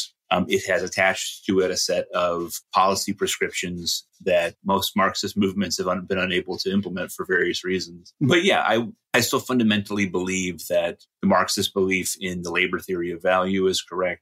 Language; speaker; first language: English; native; English